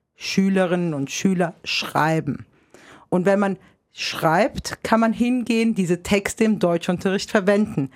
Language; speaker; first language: German; native; German